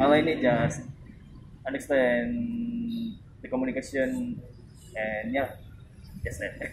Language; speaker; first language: English; non-native, learner; Indonesian